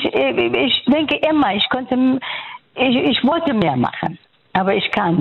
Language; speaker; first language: German; non-native, fluent; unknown